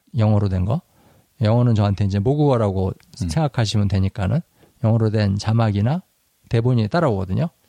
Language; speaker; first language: Korean; native; Korean